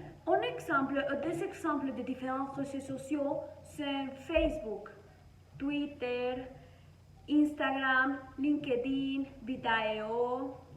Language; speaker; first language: French; non-native, learner; Spanish